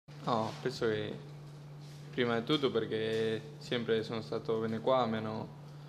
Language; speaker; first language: Italian; non-native, fluent; Spanish